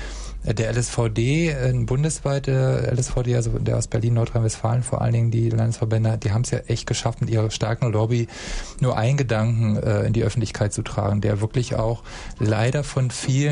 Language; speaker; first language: German; native; German